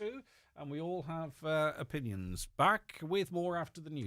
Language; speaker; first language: English; native; English